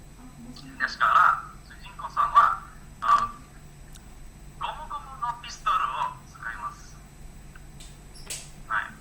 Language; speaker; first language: Japanese; non-native, learner; Indonesian